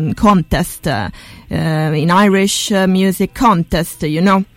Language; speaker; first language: English; non-native, fluent; Italian